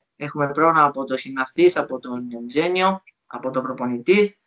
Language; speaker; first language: Greek; non-native, fluent; Spanish